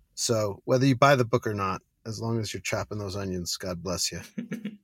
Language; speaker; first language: English; native; English